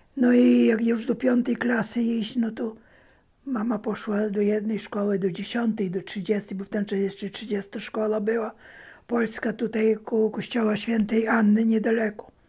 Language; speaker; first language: Polish; early bilingual, heritage; Polish